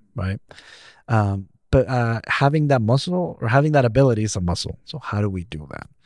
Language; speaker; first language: English; non-native, fluent; Spanish